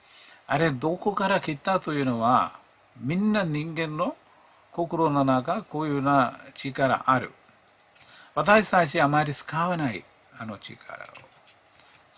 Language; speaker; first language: Japanese; non-native, fluent; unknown